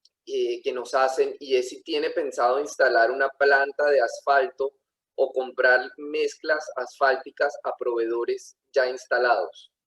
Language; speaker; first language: Spanish; native; Spanish